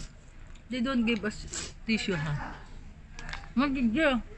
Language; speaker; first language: English; non-native, learner; Filipino